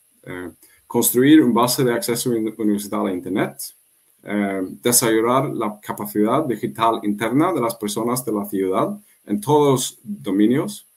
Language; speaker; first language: Spanish; non-native, fluent; Swedish